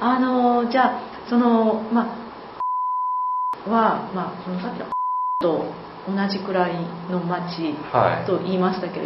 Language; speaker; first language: Japanese; native; Japanese